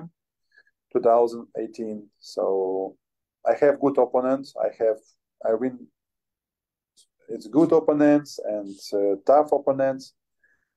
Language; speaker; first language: English; non-native, learner; Ukrainian